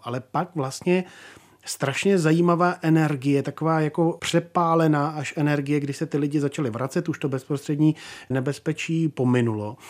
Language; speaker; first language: Czech; native; Czech